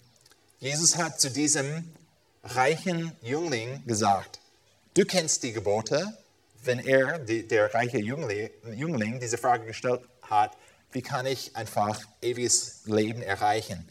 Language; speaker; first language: German; non-native, fluent; English